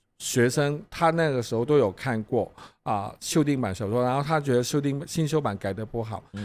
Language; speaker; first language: Chinese; non-native, local second language; Cantonese